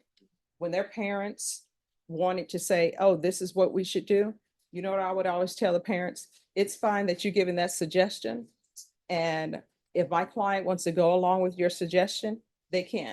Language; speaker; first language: English; native; English